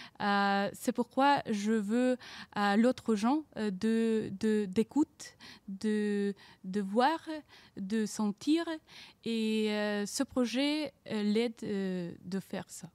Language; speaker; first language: French; non-native, learner; Ukrainian